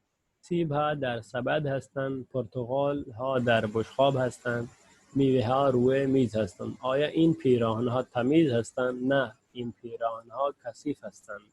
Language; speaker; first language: Persian; non-native, fluent; Urdu